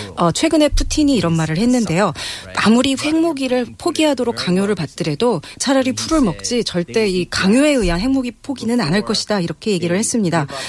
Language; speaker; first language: Korean; non-native, fluent; English